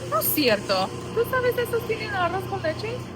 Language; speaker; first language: Spanish; non-native, learner; English